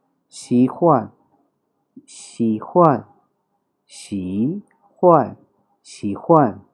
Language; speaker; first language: Chinese; non-native, fluent; Urdu